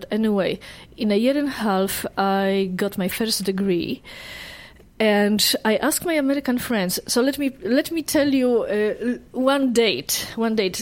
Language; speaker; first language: English; non-native, fluent; Polish